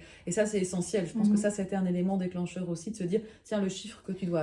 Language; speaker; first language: French; native; French